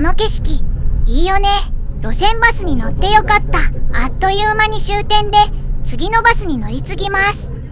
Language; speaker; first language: Japanese; native; Japanese